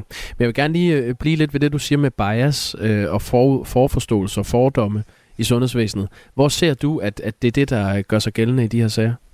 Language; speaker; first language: Danish; native; Danish